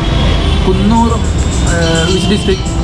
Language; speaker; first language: English; non-native, local second language; Malayalam